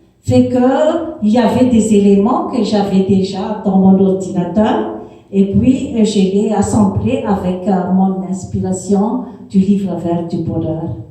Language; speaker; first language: French; non-native, local second language; Malagasy